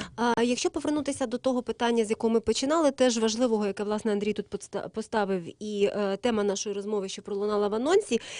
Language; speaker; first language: Ukrainian; native; Ukrainian